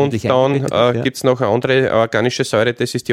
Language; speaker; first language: German; native; German